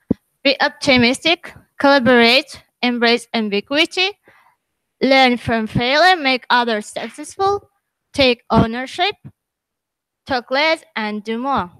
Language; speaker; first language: English; non-native, learner; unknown